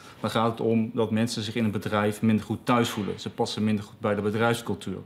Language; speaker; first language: Dutch; native; Dutch